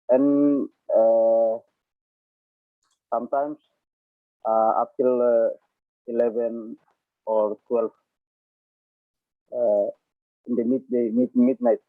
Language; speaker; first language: English; non-native, learner; Indonesian